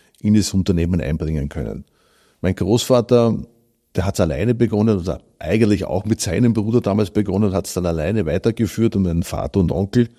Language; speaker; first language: German; native; German